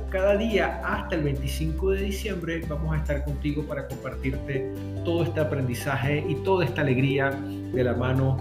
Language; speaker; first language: Spanish; native; Spanish